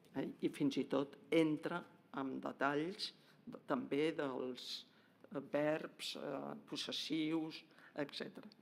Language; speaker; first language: Catalan; native; Catalan